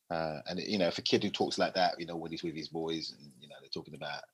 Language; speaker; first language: English; native; English